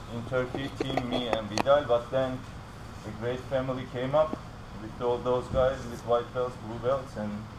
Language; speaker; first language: English; non-native, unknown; Turkish